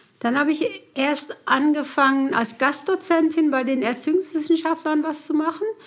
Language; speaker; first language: German; non-native, fluent; Kurdish